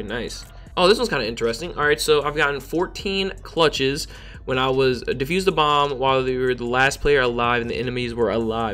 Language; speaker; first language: English; native; English